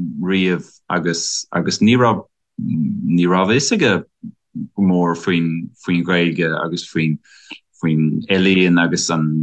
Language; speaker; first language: Irish; non-native, learner; German